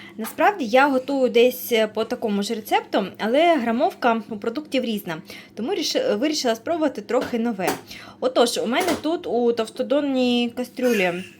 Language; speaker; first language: Ukrainian; native; Ukrainian